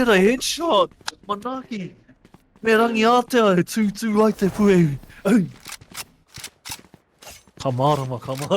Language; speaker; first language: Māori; non-native, local second language; English